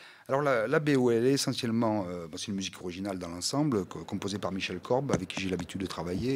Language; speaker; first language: French; native; French